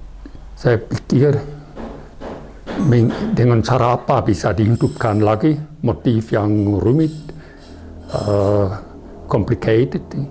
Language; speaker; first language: Indonesian; non-native, learner; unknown